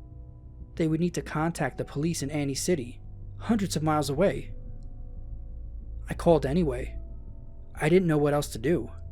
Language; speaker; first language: English; native; English